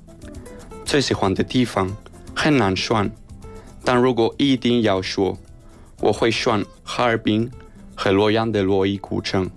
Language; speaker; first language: Chinese; non-native, fluent; Spanish